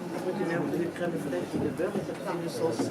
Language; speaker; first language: French; native; French